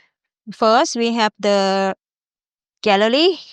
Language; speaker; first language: English; non-native, learner; Thai